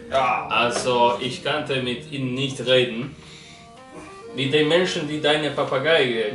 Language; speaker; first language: German; non-native, learner; Polish